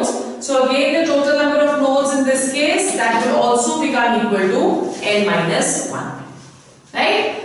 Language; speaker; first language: English; non-native, local second language; Hindi